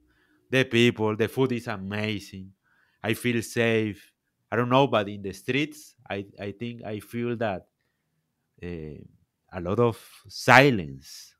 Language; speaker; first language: English; non-native, learner; Spanish